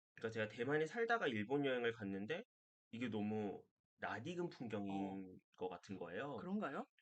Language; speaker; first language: Korean; native; Korean